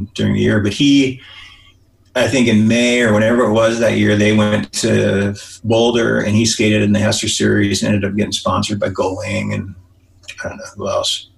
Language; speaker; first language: English; native; English